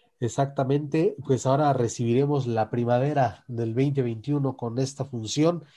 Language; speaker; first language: Spanish; native; Spanish